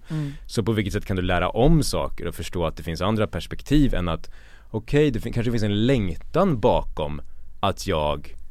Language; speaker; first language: Swedish; native; Swedish